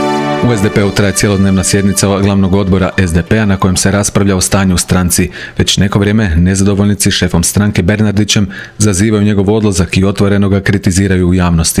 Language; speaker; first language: Croatian; native; Croatian